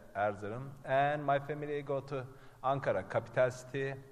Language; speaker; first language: English; non-native, learner; Turkish